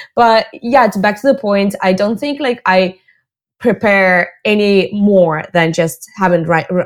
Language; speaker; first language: English; non-native, fluent; Russian